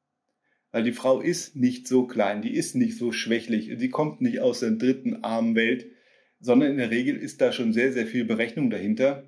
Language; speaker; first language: German; native; German